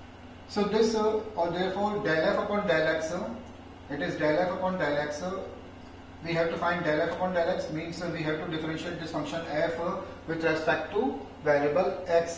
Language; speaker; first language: English; non-native, local second language; Hindi